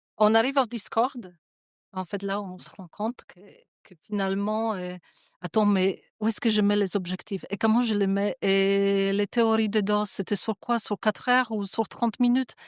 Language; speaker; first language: French; non-native, fluent; Polish